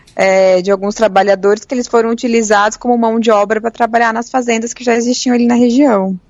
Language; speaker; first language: Portuguese; native; Portuguese